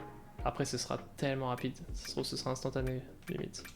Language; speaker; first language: French; native; French